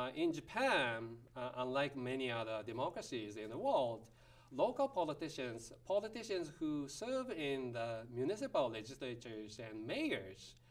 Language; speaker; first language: English; non-native, fluent; Japanese